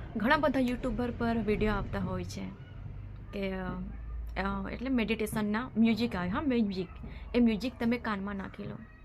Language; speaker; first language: Gujarati; non-native, local second language; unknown